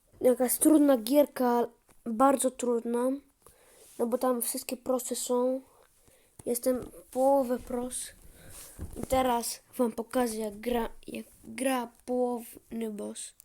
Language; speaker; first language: Polish; early bilingual, heritage; Polish